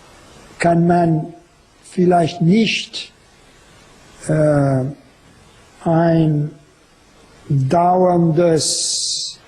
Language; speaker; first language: German; non-native, fluent; French